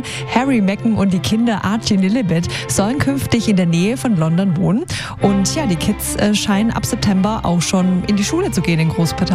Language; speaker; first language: German; native; German